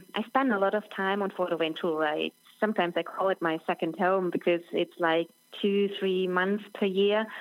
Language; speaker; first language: English; non-native, fluent; German